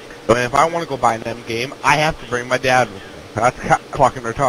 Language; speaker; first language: English; native; English